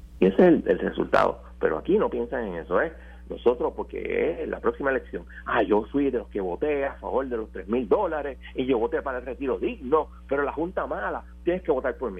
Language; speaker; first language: Spanish; native; Spanish